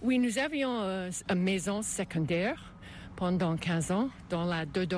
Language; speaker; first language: French; non-native, local second language; English